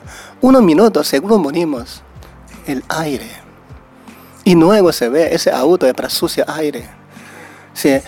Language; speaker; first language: Spanish; non-native, learner; Chinese